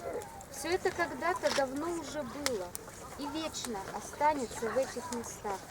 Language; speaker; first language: Russian; native; Russian